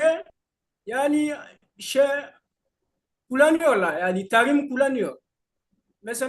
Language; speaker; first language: Turkish; non-native, learner; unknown